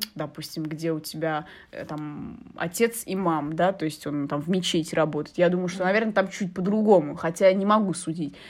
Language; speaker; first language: Russian; non-native, fluent; Arabic